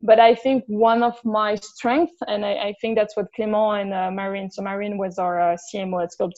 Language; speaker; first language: English; non-native, fluent; French